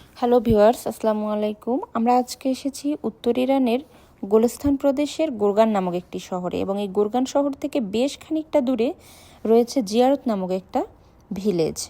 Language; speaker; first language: Bangla; native; Bangla